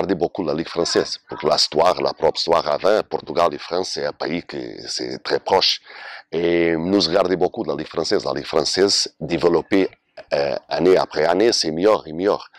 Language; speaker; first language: French; non-native, learner; Portuguese